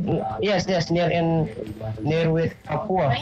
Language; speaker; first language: English; non-native, learner; Indonesian